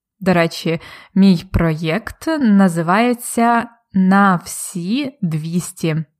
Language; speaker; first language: Ukrainian; native; Ukrainian